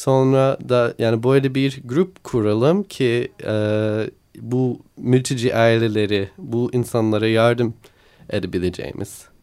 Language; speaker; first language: Turkish; non-native, learner; English